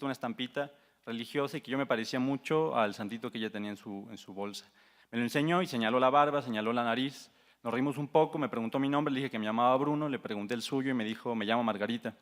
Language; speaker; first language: Spanish; native; Spanish